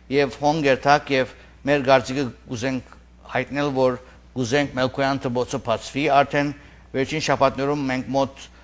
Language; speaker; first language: Armenian; early bilingual, heritage; Armenian